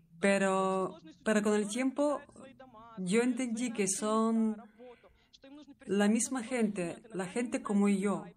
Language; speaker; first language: Spanish; non-native, learner; Russian